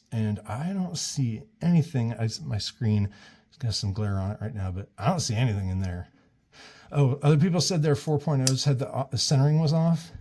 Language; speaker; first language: English; native; English